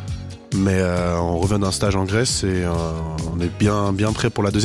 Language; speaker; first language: French; native; French